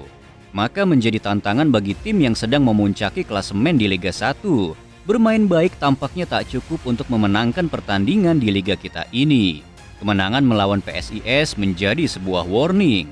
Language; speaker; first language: Indonesian; native; Indonesian